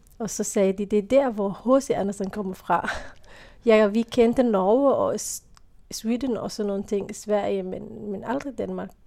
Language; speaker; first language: Danish; non-native, fluent; Somali